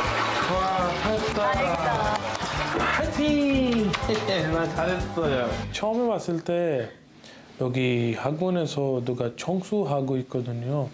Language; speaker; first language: Korean; non-native, learner; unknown